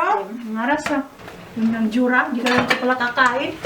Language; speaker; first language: Korean; non-native, learner; Filipino